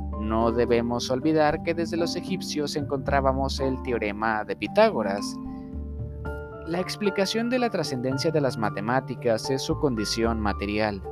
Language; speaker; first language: Spanish; native; Spanish